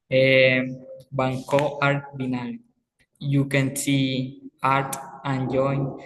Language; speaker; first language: English; non-native, learner; Spanish